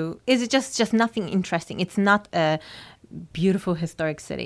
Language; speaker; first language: English; non-native, fluent; Polish